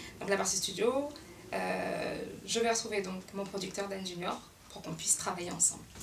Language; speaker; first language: French; early bilingual, other home language; Haitian Creole